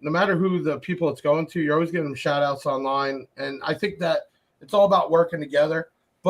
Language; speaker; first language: English; native; English